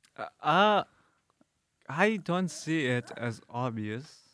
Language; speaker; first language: English; non-native, local second language; Nepali